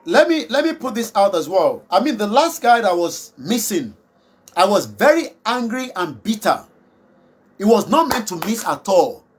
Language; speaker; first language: English; non-native, local second language; Yoruba